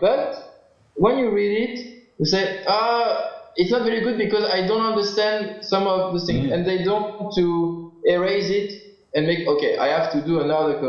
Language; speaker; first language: English; non-native, learner; French